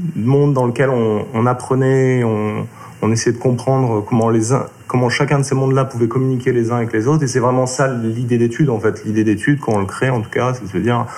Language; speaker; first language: French; native; French